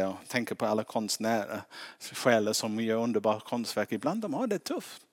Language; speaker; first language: Swedish; non-native, fluent; English